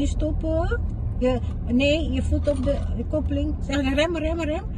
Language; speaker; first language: Dutch; non-native, fluent; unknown